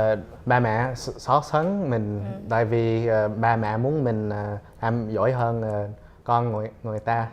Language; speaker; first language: Vietnamese; early bilingual, heritage; Vietnamese